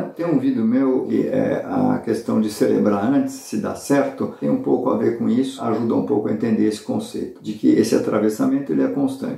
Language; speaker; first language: Portuguese; native; Portuguese